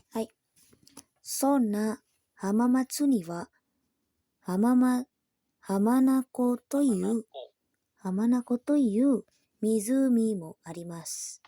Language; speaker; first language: Japanese; non-native, learner; Indonesian